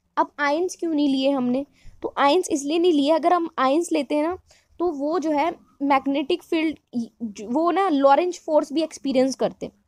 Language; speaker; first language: Hindi; non-native, local second language; Punjabi